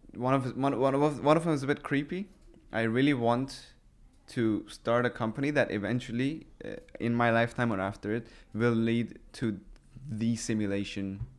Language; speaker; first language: English; early bilingual, other home language; Persian